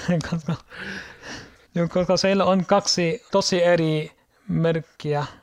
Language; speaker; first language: Finnish; non-native, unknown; Arabic